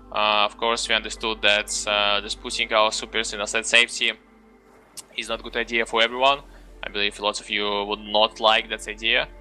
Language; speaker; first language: English; non-native, fluent; Russian